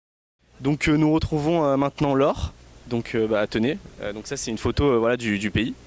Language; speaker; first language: French; native; French